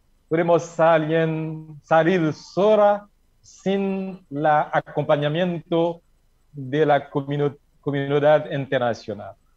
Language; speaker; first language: Spanish; non-native, learner; Haitian Creole